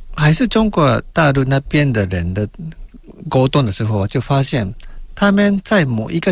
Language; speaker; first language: Chinese; non-native, fluent; Japanese